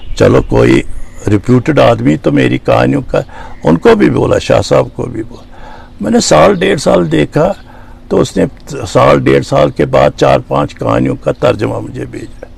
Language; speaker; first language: Urdu; non-native, local second language; Kashmiri